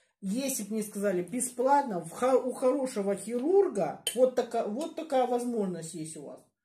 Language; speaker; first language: Russian; native; Russian